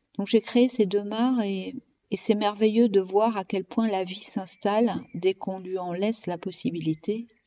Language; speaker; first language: French; native; French